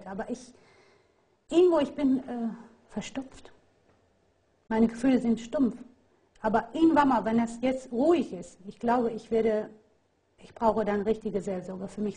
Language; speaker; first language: German; non-native, fluent; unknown